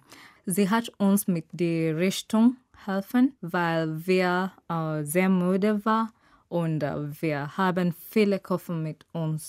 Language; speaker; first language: German; non-native, learner; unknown